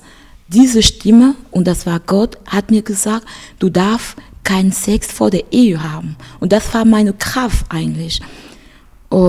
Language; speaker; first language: German; non-native, fluent; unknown